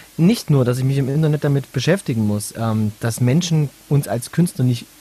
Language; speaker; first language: German; native; German